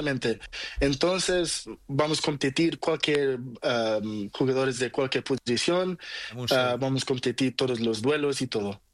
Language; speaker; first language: Spanish; non-native, learner; Portuguese